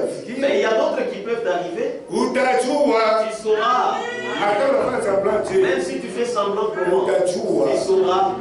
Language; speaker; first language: French; non-native, local second language; Swahili